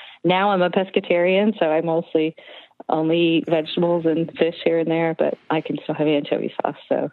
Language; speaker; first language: English; native; English